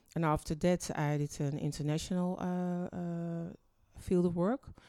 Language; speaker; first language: English; early bilingual, other home language; Dutch